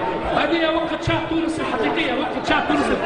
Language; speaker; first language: Arabic; native; Arabic